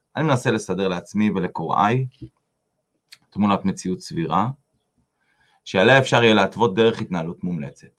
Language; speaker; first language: Hebrew; native; Hebrew